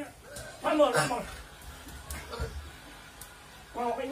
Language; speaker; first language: English; non-native, learner; Filipino